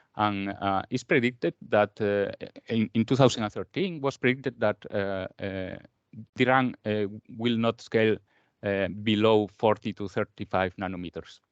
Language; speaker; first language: English; non-native, fluent; Galician